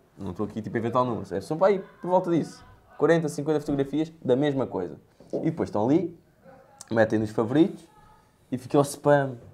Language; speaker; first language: Portuguese; native; Portuguese